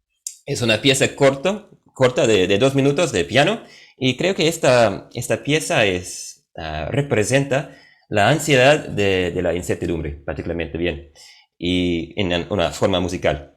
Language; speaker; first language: Spanish; non-native, fluent; English